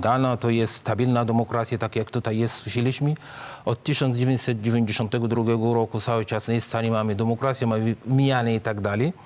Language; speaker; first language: Polish; non-native, fluent; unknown